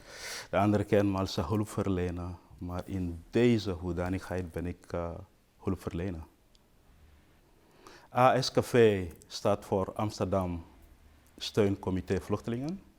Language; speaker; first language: Dutch; non-native, fluent; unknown